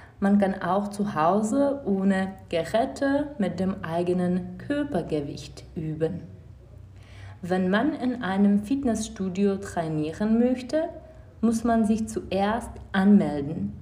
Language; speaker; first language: German; non-native, fluent; Czech